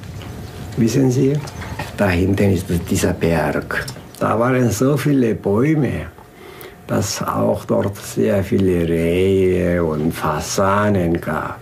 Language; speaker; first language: German; non-native, fluent; Korean